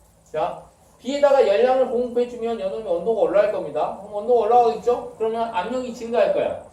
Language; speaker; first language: Korean; native; Korean